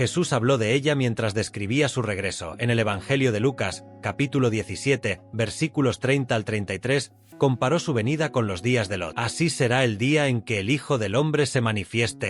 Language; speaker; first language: Spanish; native; Spanish